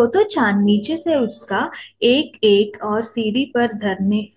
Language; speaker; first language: Hindi; non-native, local second language; Telugu